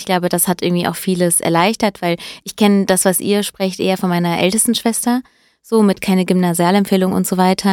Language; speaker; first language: German; early bilingual, other home language; Italian